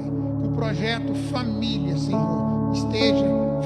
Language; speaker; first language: Portuguese; native; Portuguese